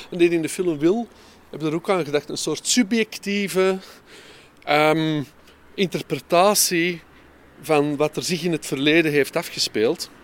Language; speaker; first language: Dutch; native; Dutch